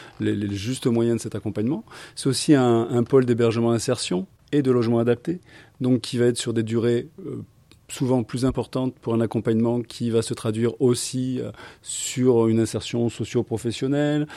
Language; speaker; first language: French; native; French